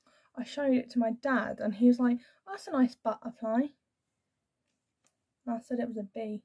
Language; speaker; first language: English; native; English